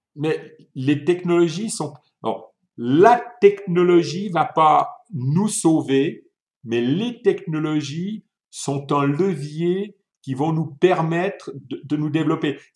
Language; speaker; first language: French; early bilingual, other home language; Italian